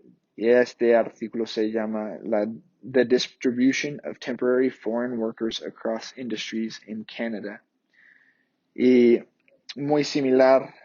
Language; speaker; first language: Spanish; non-native, fluent; English